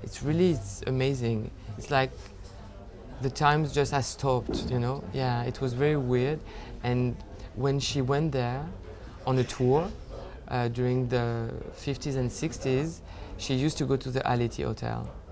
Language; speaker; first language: English; non-native, fluent; French